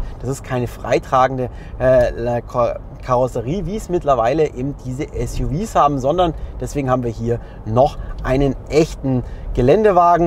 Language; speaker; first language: German; native; German